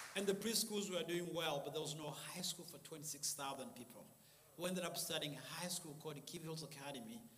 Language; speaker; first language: English; non-native, local second language; Kinyarwanda